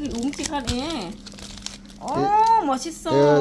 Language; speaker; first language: Korean; non-native, learner; Lao